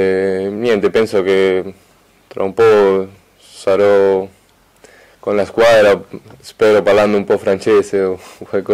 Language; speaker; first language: Italian; non-native, fluent; Spanish